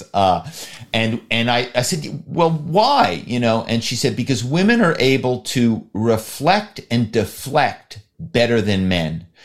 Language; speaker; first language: English; native; English